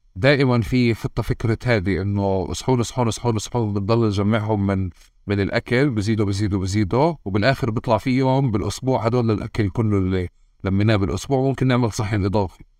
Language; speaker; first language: Arabic; native; Arabic